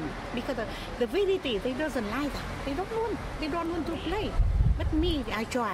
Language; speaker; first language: English; non-native, learner; Vietnamese